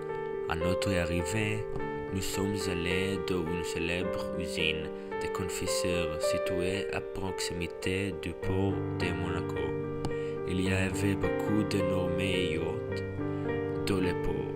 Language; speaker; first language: French; non-native, learner; English